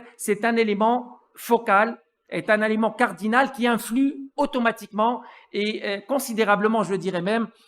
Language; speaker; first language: French; non-native, local second language; Arabic